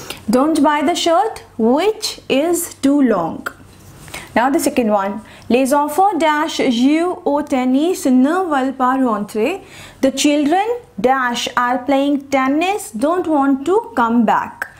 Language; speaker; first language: English; non-native, local second language; Hindi